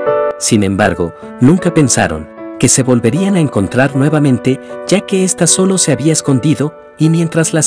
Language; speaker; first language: Spanish; native; Spanish